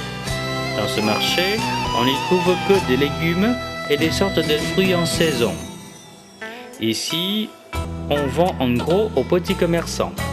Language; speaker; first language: French; non-native, fluent; Vietnamese